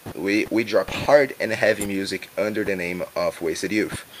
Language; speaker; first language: English; non-native, fluent; Portuguese